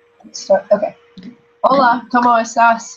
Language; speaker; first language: Spanish; non-native, learner; English